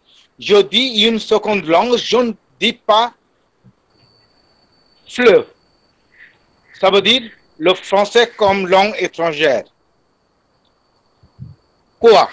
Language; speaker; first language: French; non-native, fluent; Bangla